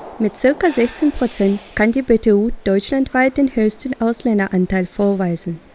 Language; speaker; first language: German; native; German